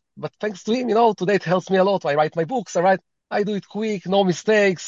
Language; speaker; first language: English; early bilingual, heritage; Hebrew